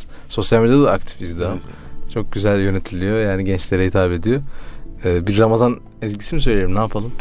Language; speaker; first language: Turkish; native; Turkish